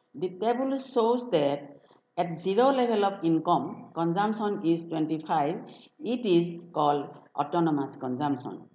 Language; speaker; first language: English; non-native, local second language; Assamese